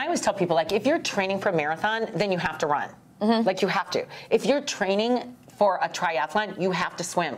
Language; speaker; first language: English; native; English